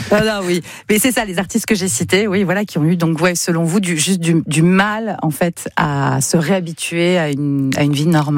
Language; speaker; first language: French; native; French